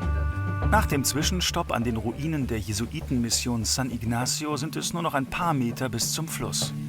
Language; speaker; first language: German; native; German